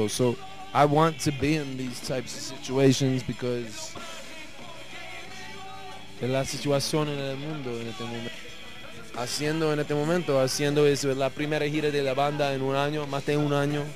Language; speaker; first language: Spanish; non-native, learner; English